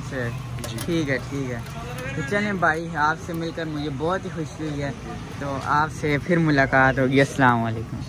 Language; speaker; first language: Urdu; non-native, local second language; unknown